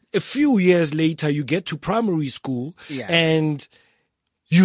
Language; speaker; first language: English; non-native, local second language; Tswana